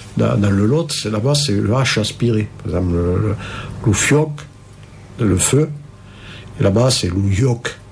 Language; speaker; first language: French; native; French